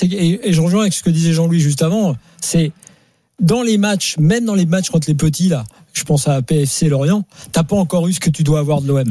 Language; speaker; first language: French; native; French